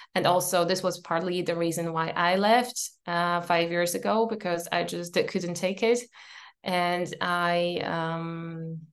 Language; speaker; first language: English; non-native, fluent; Polish